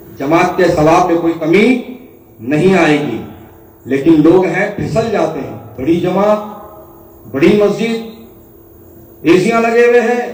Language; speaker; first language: Urdu; native; Urdu